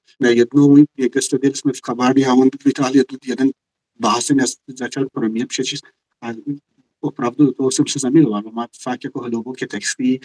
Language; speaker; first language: Czech; non-native, fluent; Persian